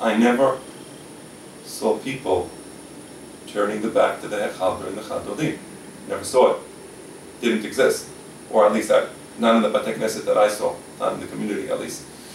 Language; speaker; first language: English; native; English